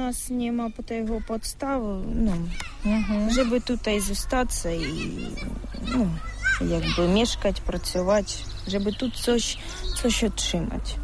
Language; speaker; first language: Polish; non-native, learner; Ukrainian